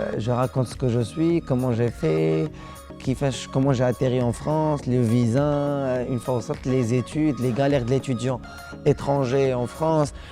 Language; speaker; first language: French; non-native, local second language; Arabic